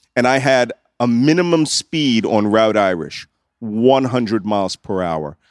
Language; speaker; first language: English; native; English